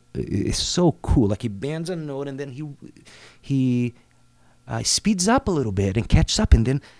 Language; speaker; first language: English; non-native, fluent; Portuguese